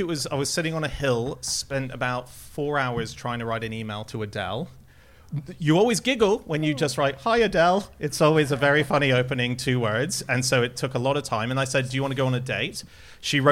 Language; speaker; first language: English; native; English